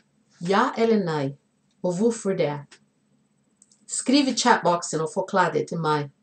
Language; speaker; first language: Norwegian; non-native, fluent; Portuguese